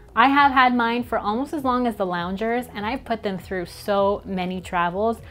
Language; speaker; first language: English; native; English